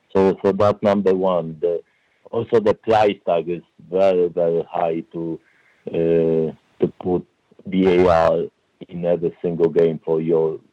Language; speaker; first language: English; non-native, fluent; Polish